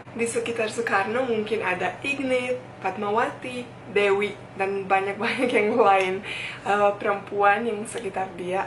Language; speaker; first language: Indonesian; non-native, fluent; Bosnian